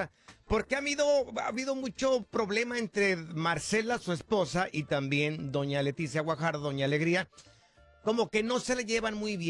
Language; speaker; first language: Spanish; native; Spanish